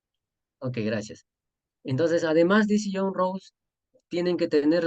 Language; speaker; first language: Spanish; native; Spanish